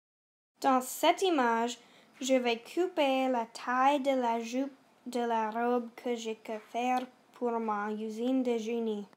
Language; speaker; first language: French; non-native, learner; English